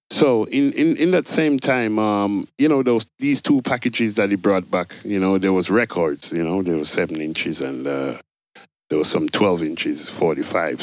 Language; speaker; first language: English; native; English